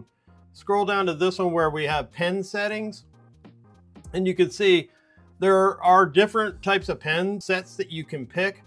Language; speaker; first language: English; native; English